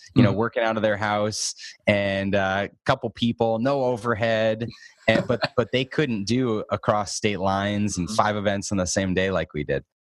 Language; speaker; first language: English; native; English